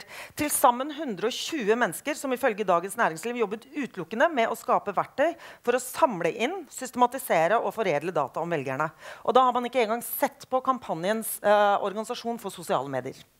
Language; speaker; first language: Norwegian; native; Norwegian